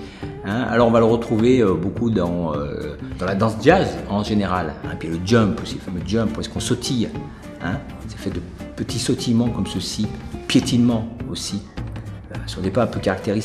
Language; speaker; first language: French; native; French